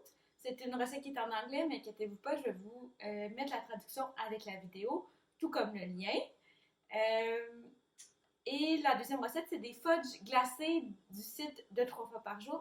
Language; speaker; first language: French; native; French